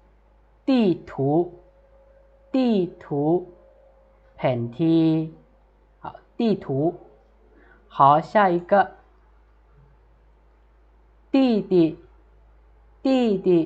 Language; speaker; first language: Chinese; non-native, fluent; Lao